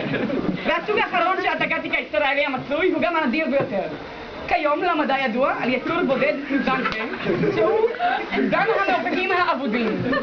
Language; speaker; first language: Hebrew; native; Hebrew